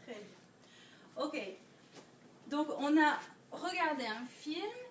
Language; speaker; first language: French; non-native, fluent; Dutch